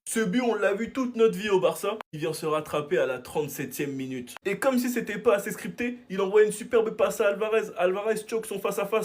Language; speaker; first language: French; native; French